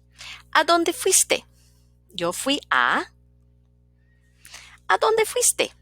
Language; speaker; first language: Spanish; non-native, fluent; English